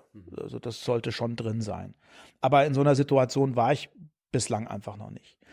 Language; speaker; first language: German; native; German